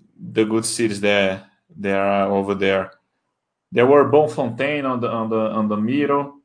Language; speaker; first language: English; non-native, fluent; Portuguese